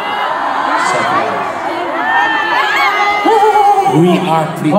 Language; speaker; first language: English; non-native, learner; Korean